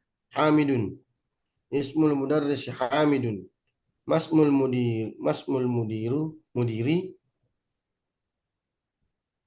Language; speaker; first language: Arabic; non-native, learner; Indonesian